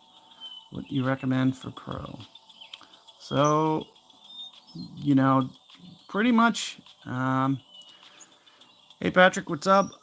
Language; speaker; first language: English; native; English